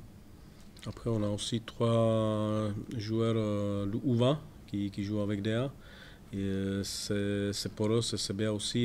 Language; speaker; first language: French; non-native, fluent; Czech